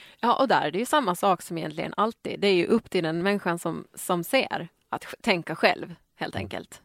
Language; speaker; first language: Swedish; native; Swedish